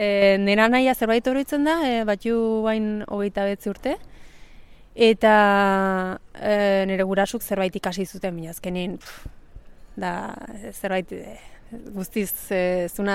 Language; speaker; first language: Basque; early bilingual, other home language; Spanish